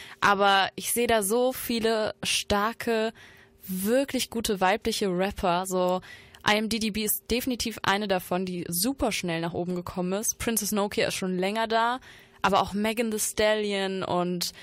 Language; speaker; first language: German; native; German